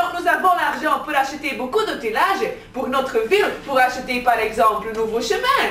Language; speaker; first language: French; non-native, learner; Dutch